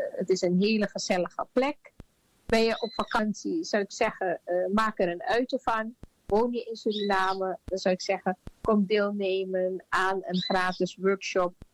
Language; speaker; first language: Dutch; native; Dutch